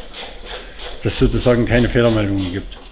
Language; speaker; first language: German; native; German